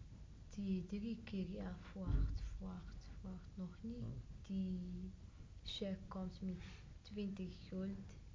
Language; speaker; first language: Dutch; non-native, learner; Arabic